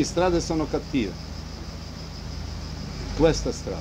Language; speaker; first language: Italian; non-native, fluent; Polish